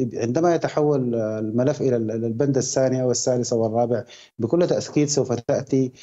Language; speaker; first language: Arabic; native; Arabic